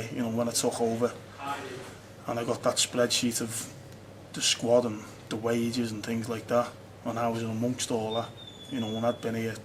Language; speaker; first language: English; native; English